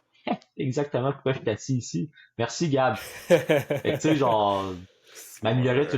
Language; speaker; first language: French; native; French